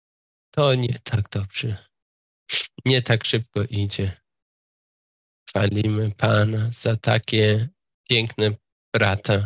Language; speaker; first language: Polish; non-native, fluent; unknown